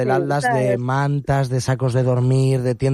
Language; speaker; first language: Spanish; native; Spanish